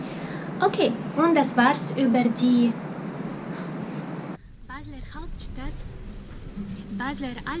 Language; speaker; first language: German; non-native, fluent; Russian